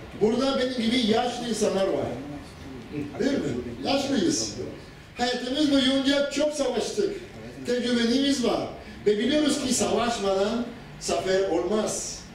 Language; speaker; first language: Turkish; non-native, fluent; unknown